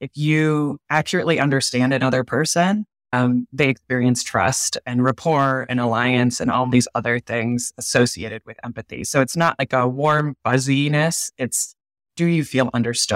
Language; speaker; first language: English; native; English